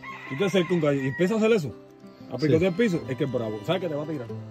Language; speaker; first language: Spanish; early bilingual, heritage; Spanish